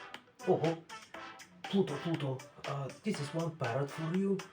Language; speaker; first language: English; non-native, learner; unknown